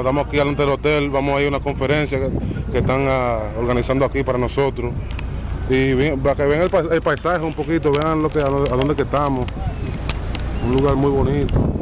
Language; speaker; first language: Spanish; early bilingual, heritage; Spanish